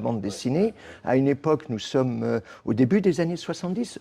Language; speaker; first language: French; native; French